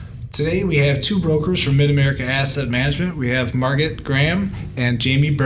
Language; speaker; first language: English; native; English